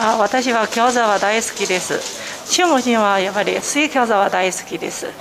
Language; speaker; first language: Japanese; non-native, learner; Chinese